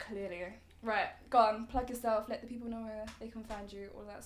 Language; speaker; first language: English; native; English